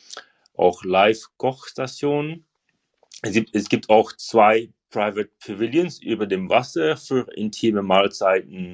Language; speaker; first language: German; non-native, learner; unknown